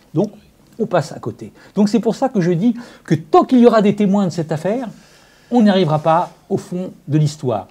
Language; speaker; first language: French; native; French